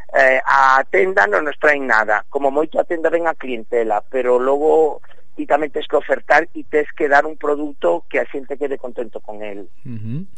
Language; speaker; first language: Galician; native; Galician